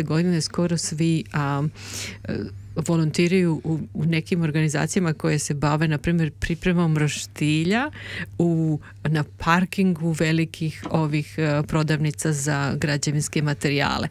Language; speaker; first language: Serbian; native; Serbian